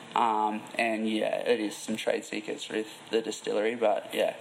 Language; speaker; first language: English; native; English